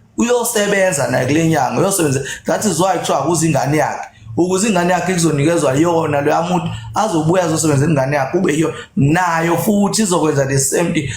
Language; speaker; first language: Zulu; native; Zulu